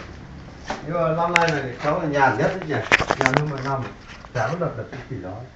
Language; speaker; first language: Vietnamese; native; Vietnamese